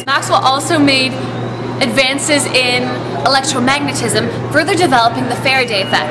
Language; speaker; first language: English; native; English